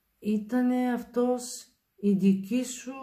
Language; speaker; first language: Greek; non-native, learner; Bulgarian